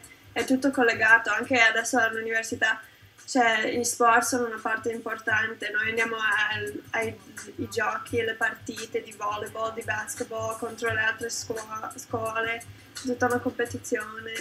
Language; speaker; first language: Italian; early bilingual, heritage; Italian